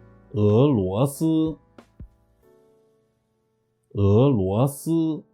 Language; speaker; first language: Chinese; non-native, fluent; English